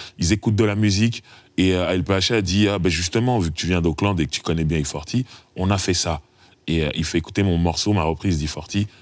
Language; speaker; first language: French; native; French